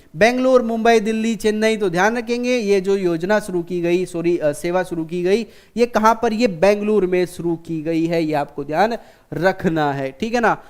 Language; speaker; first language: Hindi; native; Hindi